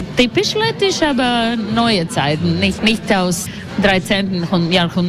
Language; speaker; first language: German; non-native, learner; Latvian